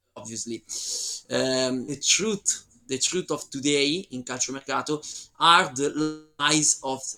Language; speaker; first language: English; non-native, learner; Italian